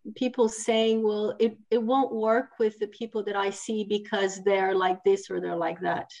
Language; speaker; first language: English; non-native, fluent; Italian